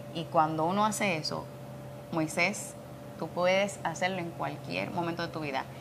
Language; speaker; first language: Spanish; native; Spanish